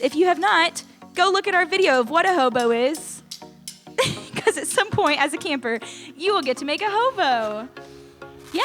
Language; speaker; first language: English; native; English